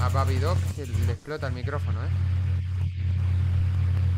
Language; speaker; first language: Spanish; native; Spanish